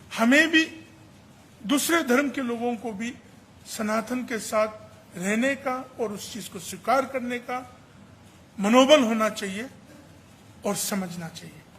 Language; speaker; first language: Hindi; non-native, local second language; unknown